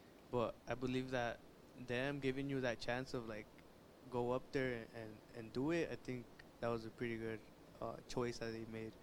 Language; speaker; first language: English; early bilingual, other home language; Spanish